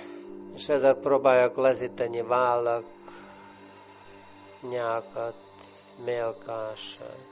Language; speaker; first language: Hungarian; non-native, fluent; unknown